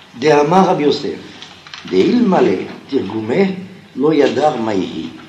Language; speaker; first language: Hebrew; non-native, fluent; French